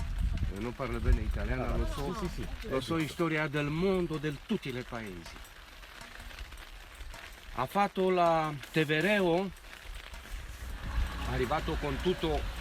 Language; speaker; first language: Italian; non-native, learner; Romanian